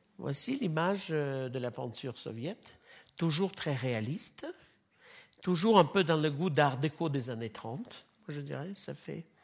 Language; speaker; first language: French; non-native, fluent; Russian